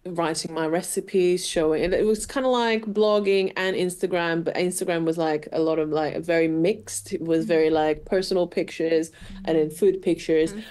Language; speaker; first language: English; non-native, fluent; Portuguese